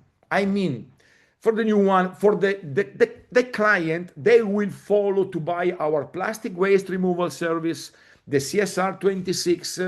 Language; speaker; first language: English; non-native, fluent; Italian